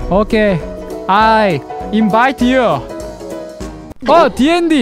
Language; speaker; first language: English; non-native, learner; Korean